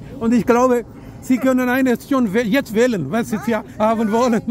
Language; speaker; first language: German; non-native, fluent; Urdu